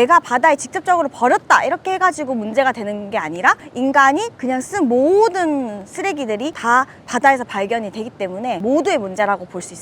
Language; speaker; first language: Korean; native; Korean